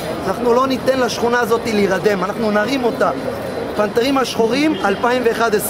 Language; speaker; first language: Hebrew; native; Hebrew